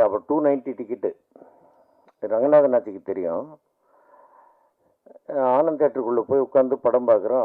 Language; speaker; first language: Tamil; native; Tamil